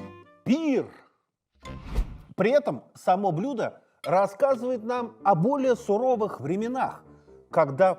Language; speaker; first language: Russian; native; Russian